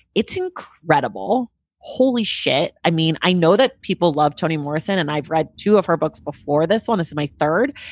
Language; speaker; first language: English; native; English